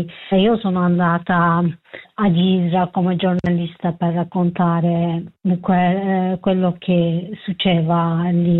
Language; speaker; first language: Italian; non-native, learner; Kurdish